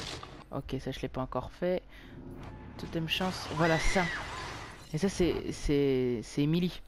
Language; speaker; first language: French; native; French